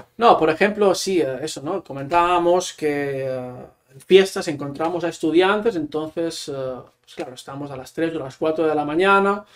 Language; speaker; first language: Spanish; non-native, local second language; Catalan